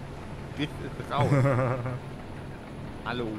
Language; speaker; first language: German; native; German